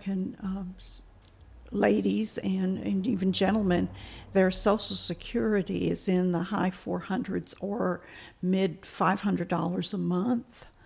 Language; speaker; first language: English; early bilingual, other home language; Spanish